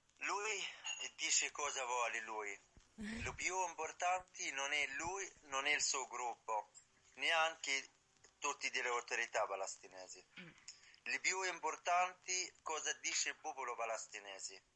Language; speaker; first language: Italian; non-native, learner; Arabic